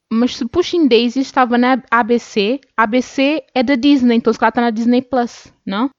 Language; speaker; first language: Portuguese; native; Portuguese